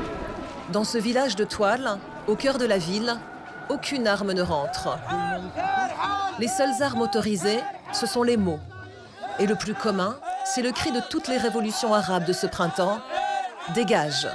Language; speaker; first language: French; native; French